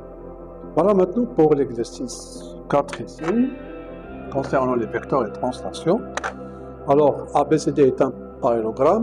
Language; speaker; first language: French; non-native, local second language; Arabic